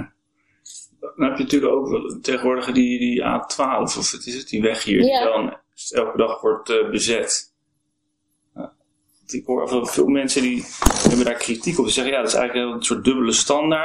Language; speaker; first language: Dutch; native; Dutch